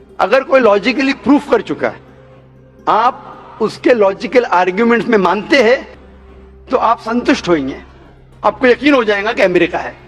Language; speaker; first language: Hindi; non-native, local second language; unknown